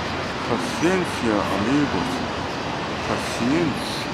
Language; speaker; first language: Spanish; non-native, learner; Japanese